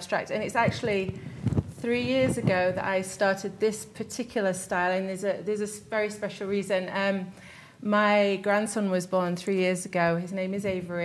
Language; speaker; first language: English; native; English